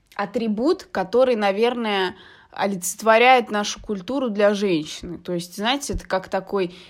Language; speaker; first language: Russian; non-native, fluent; Arabic